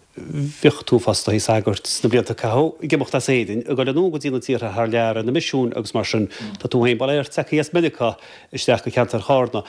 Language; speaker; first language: Irish; native; Irish